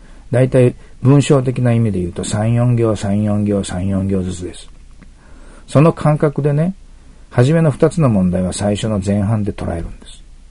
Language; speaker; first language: Japanese; native; Japanese